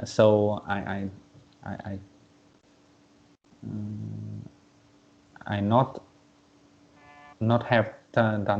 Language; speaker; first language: English; non-native, learner; Vietnamese